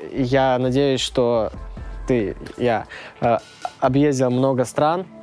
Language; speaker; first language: Russian; native; Russian